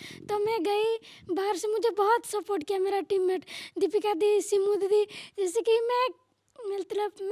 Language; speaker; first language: Hindi; non-native, local second language; Telugu